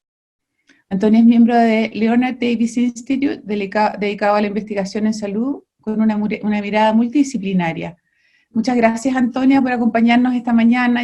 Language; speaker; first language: Spanish; native; Spanish